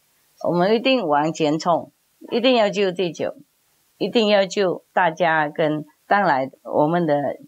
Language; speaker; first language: Chinese; non-native, fluent; Vietnamese